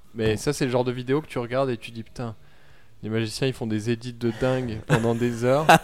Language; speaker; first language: French; native; French